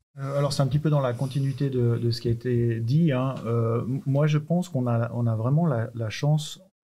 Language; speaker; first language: French; native; French